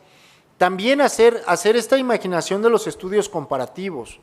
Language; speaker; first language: Spanish; native; Spanish